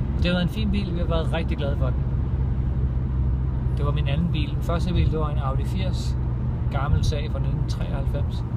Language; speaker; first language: Danish; native; Danish